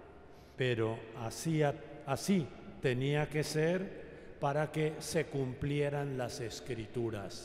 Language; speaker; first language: Spanish; native; Spanish